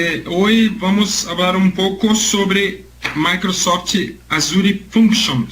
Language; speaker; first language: Spanish; non-native, learner; Portuguese